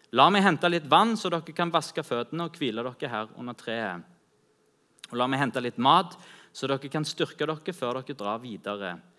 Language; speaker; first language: Norwegian; native; Norwegian